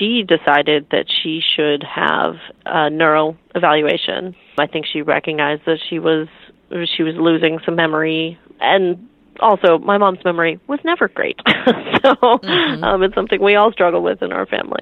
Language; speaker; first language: English; native; English